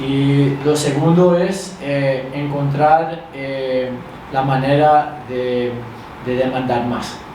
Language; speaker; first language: Spanish; early bilingual, other home language; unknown